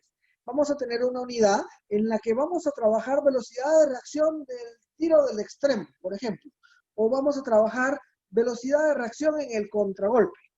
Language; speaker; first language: Spanish; native; Spanish